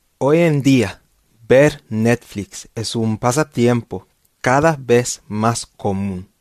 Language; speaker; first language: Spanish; non-native, fluent; English